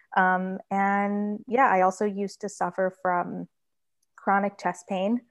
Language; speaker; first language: English; native; English